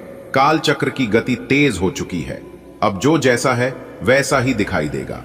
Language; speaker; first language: Hindi; native; Hindi